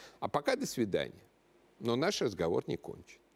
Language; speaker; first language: Russian; native; Russian